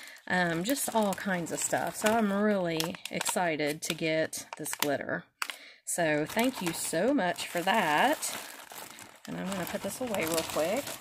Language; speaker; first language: English; native; English